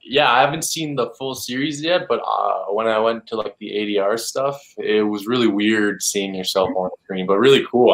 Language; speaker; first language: English; native; English